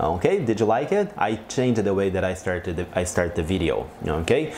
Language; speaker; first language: English; non-native, fluent; Portuguese